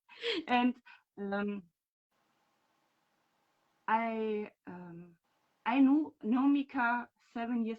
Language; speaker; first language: English; non-native, learner; German